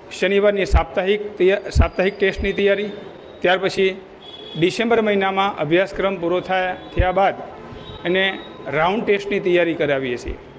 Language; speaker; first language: Gujarati; native; Gujarati